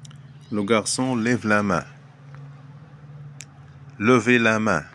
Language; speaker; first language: French; non-native, fluent; Arabic